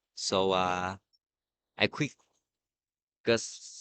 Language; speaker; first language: English; non-native, learner; Vietnamese